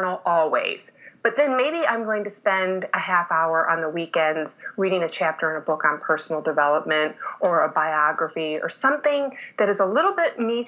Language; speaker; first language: English; native; English